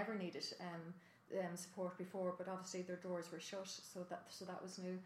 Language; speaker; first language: English; native; English